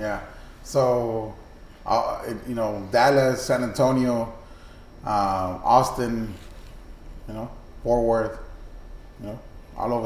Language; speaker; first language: English; early bilingual, other home language; Spanish